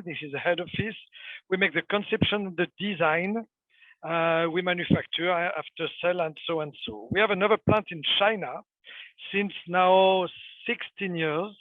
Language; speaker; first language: English; non-native, fluent; French